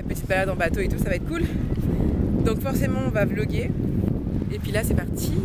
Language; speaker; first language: French; native; French